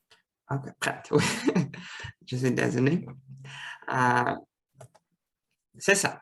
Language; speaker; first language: French; non-native, fluent; Russian